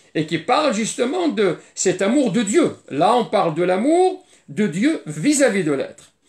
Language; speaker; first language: French; non-native, fluent; Arabic